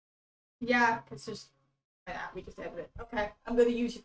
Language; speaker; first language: English; native; English